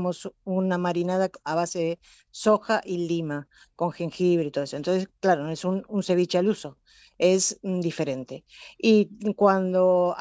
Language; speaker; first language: Spanish; native; Spanish